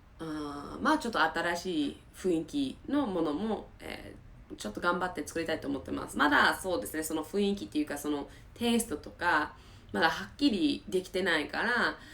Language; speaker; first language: Japanese; non-native, fluent; English